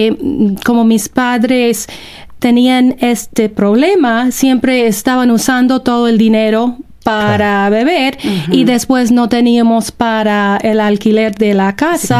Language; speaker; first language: Spanish; non-native, fluent; English